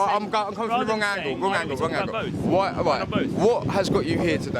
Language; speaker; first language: English; native; English